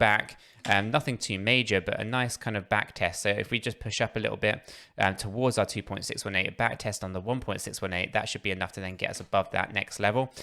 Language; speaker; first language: English; native; English